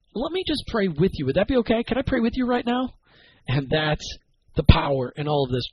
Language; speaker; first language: English; native; English